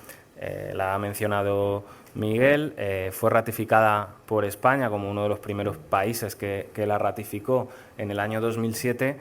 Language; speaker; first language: Spanish; native; Spanish